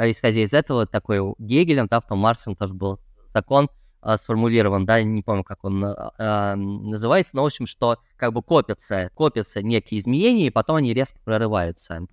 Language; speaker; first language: Russian; native; Russian